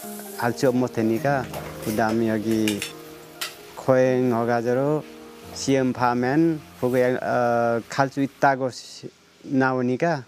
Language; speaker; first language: Korean; non-native, learner; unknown